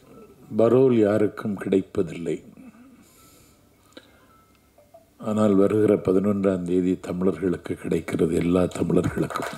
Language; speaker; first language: Tamil; native; Tamil